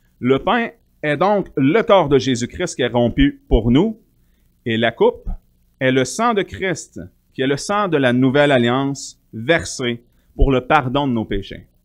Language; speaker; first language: French; native; French